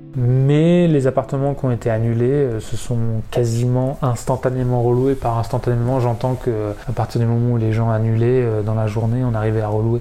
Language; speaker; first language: French; native; French